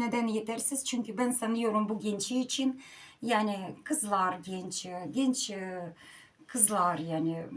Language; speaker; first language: Turkish; non-native, learner; Russian